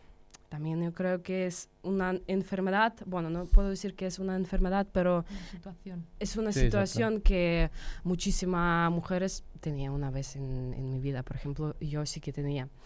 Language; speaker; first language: Spanish; non-native, fluent; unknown